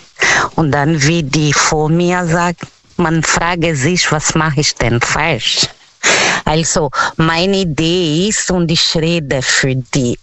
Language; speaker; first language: German; non-native, learner; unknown